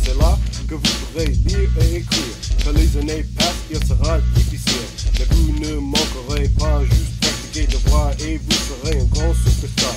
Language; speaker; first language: French; non-native, learner; English